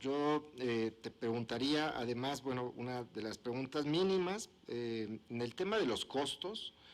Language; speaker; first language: Spanish; native; Spanish